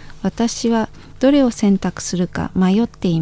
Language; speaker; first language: Japanese; non-native, fluent; Indonesian